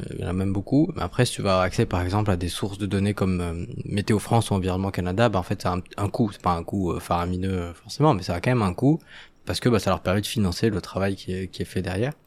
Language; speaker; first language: French; non-native, local second language; Arabic